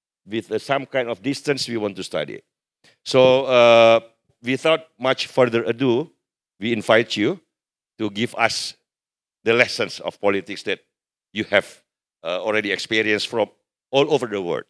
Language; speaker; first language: English; non-native, fluent; Indonesian